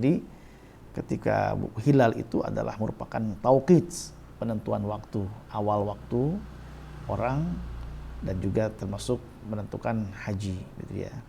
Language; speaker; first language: Indonesian; native; Indonesian